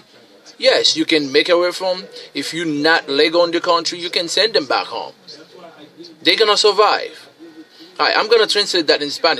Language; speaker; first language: English; non-native, fluent; Haitian Creole